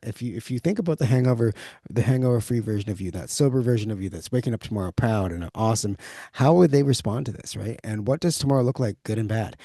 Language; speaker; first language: English; native; English